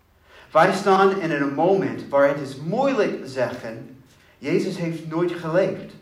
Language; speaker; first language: Dutch; non-native, learner; English